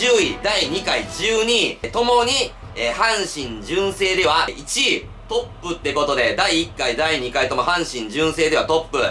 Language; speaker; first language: Japanese; native; Japanese